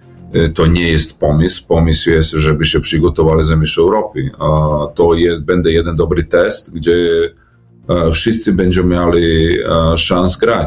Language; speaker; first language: Polish; non-native, learner; Serbian